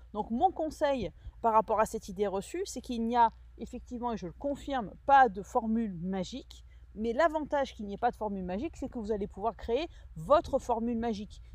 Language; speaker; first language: French; native; French